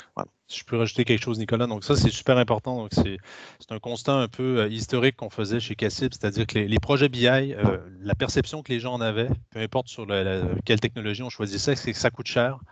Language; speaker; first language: French; native; French